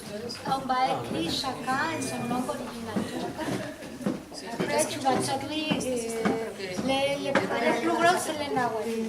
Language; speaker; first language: French; non-native, learner; Spanish